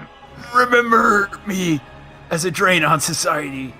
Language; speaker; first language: English; native; English